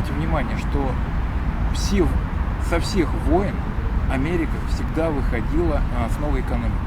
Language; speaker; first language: Russian; native; Russian